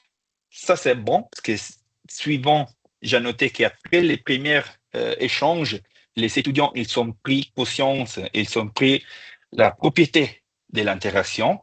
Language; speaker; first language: French; non-native, fluent; Italian